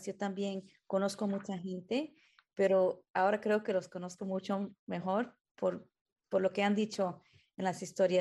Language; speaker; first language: Spanish; early bilingual, heritage; Spanish